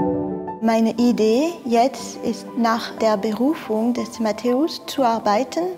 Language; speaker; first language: German; non-native, fluent; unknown